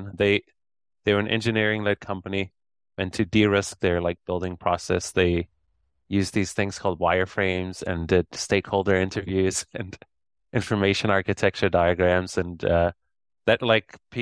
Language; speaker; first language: English; native; English